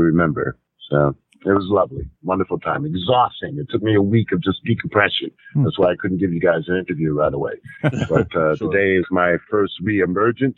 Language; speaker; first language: English; native; English